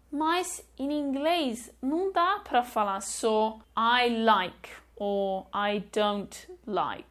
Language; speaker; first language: Portuguese; non-native, fluent; English